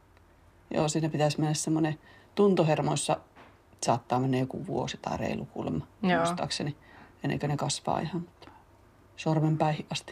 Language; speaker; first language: Finnish; native; Finnish